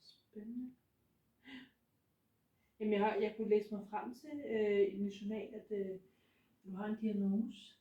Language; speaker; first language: Danish; native; Danish